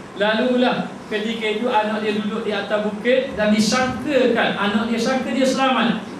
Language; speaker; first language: Malay; native; Malay